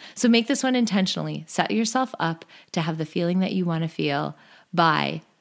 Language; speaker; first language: English; native; English